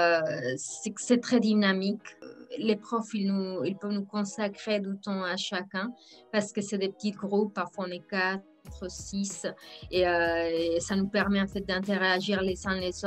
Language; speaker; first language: French; non-native, fluent; Spanish